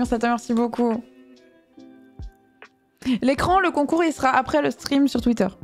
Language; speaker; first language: French; native; French